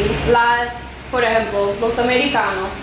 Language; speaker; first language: Spanish; non-native, learner; English